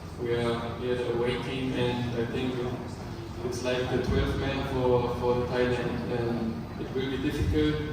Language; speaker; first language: English; non-native, fluent; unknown